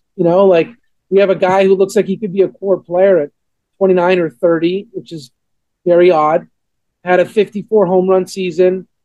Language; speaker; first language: English; native; English